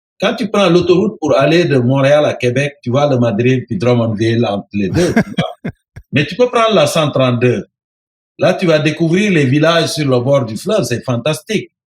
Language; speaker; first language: French; non-native, local second language; Serer